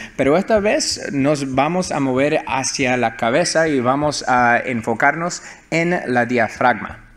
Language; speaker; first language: Spanish; early bilingual, heritage; Spanish